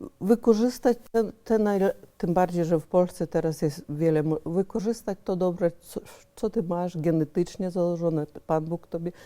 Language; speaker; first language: Polish; early bilingual, heritage; Polish